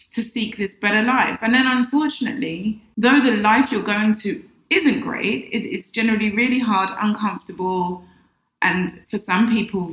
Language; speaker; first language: English; native; English